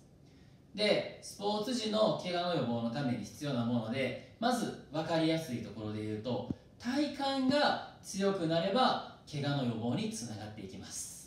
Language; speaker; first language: Japanese; native; Japanese